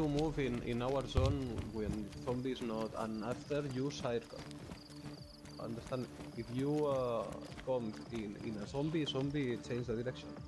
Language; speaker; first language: English; non-native, learner; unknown